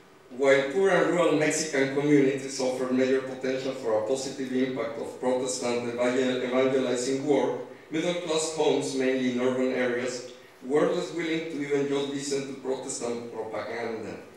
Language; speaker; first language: English; non-native, fluent; Spanish